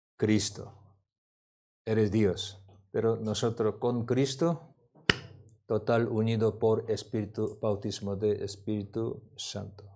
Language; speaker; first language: Spanish; non-native, learner; Korean